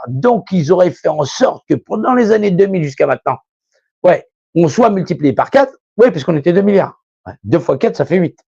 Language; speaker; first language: French; native; French